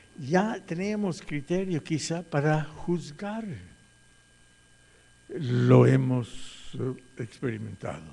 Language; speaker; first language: Spanish; non-native, fluent; English